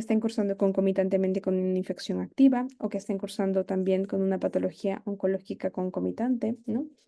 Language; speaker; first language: Spanish; native; Spanish